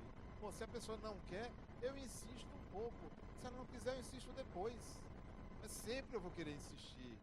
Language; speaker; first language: Portuguese; native; Portuguese